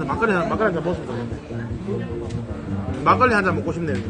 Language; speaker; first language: Korean; native; Korean